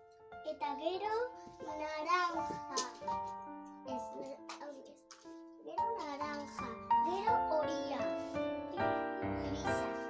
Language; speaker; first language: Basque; non-native, local second language; Spanish